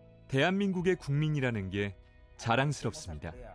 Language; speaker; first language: Korean; native; Korean